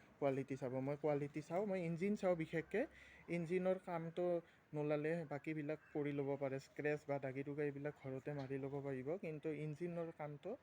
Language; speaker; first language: Assamese; native; Assamese